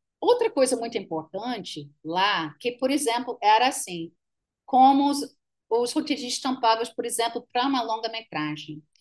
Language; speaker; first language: Portuguese; non-native, fluent; English